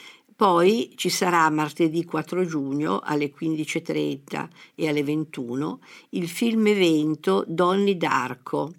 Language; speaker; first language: Italian; native; Italian